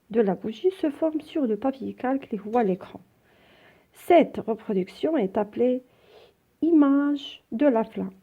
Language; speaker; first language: French; non-native, local second language; Arabic